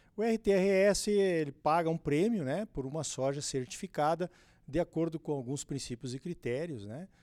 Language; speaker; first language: Portuguese; native; Portuguese